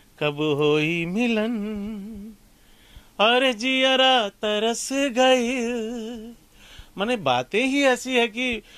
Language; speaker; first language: Hindi; native; Hindi